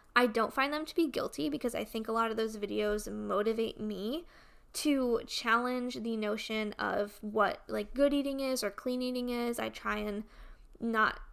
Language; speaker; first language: English; native; English